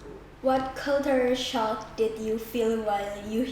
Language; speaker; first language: English; non-native, learner; Indonesian